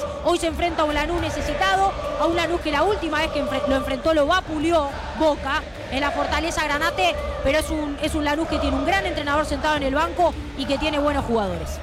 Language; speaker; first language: Spanish; native; Spanish